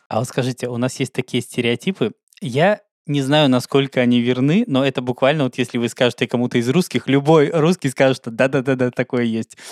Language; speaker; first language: Russian; native; Russian